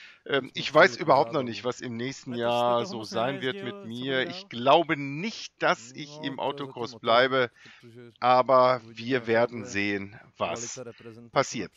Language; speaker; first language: German; native; German